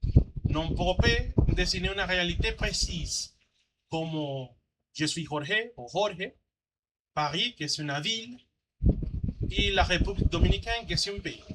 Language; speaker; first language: French; non-native, learner; Spanish